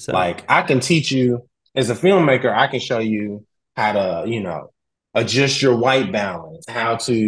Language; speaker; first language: English; native; English